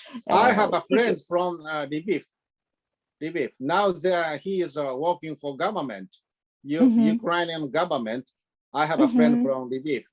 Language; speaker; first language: English; non-native, learner; Japanese